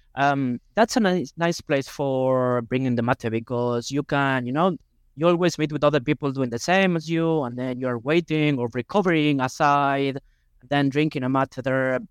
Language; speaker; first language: English; non-native, fluent; Spanish